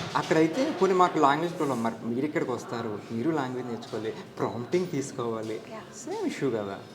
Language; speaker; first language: Telugu; native; Telugu